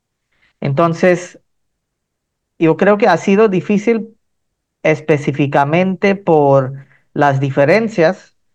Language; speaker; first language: Spanish; non-native, fluent; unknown